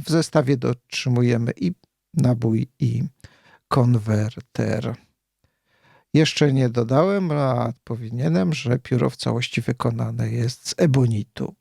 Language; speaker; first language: Polish; native; Polish